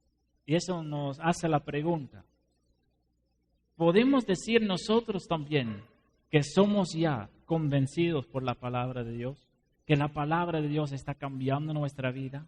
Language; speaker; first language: Spanish; non-native, fluent; Dutch